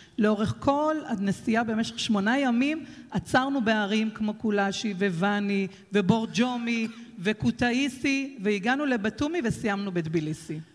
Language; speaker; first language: Hebrew; early bilingual, other home language; Georgian